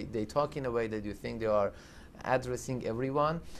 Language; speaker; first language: English; non-native, fluent; Persian